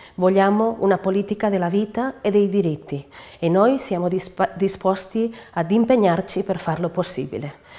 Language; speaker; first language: Italian; non-native, fluent; Catalan